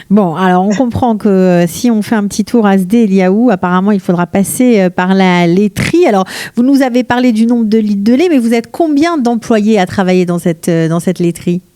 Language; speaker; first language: French; native; French